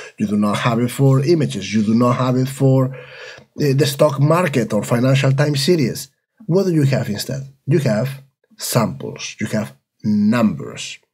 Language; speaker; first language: English; non-native, fluent; Spanish